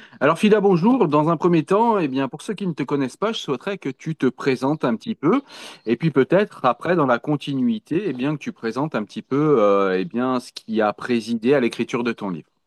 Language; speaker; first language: French; native; French